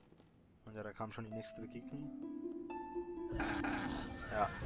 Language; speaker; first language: German; native; German